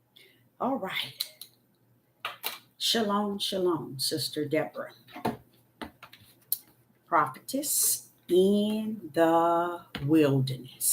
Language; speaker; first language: English; native; English